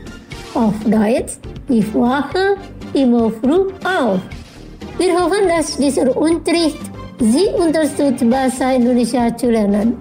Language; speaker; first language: German; non-native, fluent; Indonesian